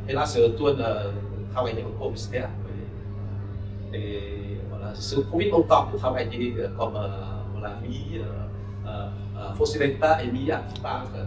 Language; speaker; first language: French; non-native, local second language; Khmer